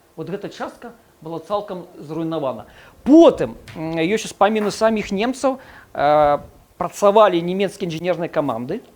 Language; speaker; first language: Belarusian; non-native, local second language; Russian